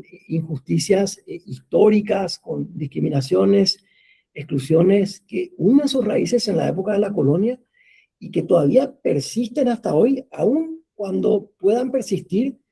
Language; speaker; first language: Spanish; native; Spanish